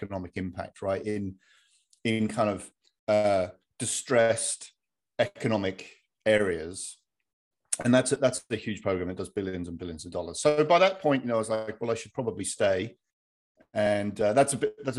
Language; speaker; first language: English; native; English